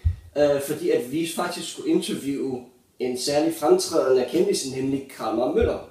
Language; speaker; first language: Danish; native; Danish